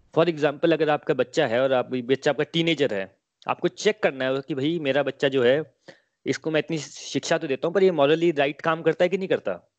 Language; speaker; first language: Hindi; native; Hindi